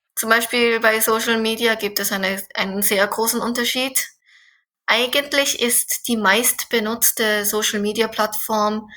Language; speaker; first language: German; non-native, fluent; Korean